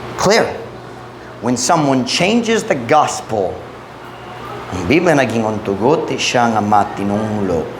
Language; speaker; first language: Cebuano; non-native, fluent; English